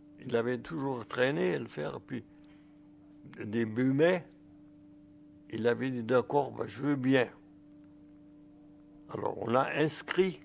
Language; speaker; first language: French; early bilingual, other home language; German